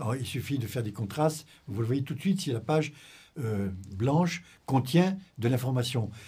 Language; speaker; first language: French; native; French